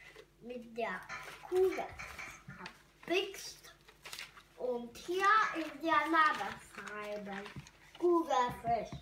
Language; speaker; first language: German; non-native, learner; Hungarian